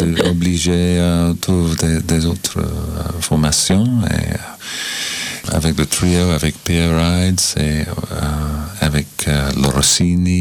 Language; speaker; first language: French; non-native, learner; English